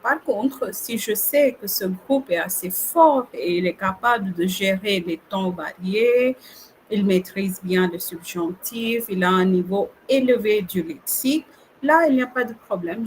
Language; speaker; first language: French; non-native, fluent; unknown